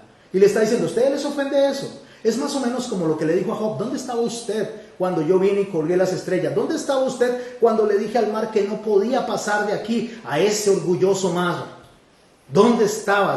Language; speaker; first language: Spanish; native; Spanish